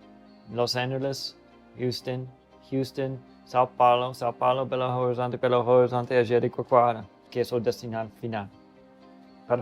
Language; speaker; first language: Portuguese; non-native, learner; English